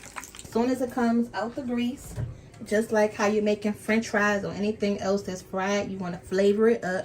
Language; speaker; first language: English; native; English